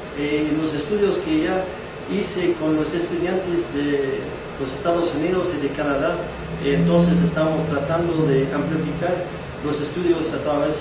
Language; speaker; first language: Spanish; non-native, fluent; English